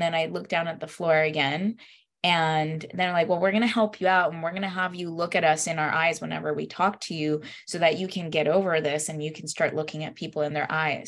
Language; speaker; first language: English; early bilingual, other home language; Spanish